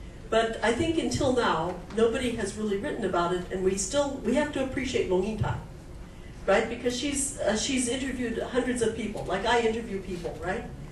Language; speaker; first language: English; native; English